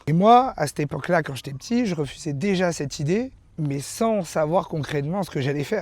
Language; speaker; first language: French; native; French